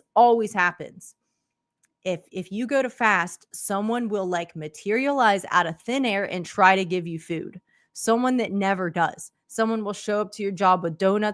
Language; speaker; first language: English; native; English